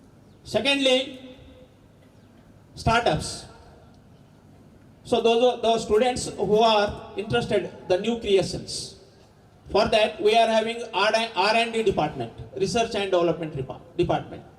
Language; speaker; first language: English; non-native, local second language; Telugu